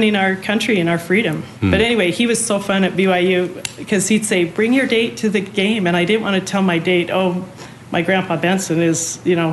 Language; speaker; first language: English; native; English